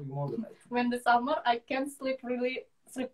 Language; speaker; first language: English; non-native, learner; Indonesian